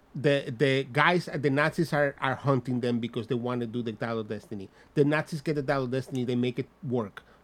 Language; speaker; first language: English; non-native, fluent; Spanish